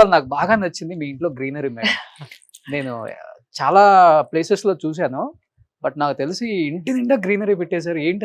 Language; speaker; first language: Telugu; native; Telugu